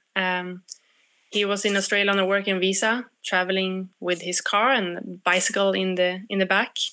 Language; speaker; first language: English; non-native, fluent; Swedish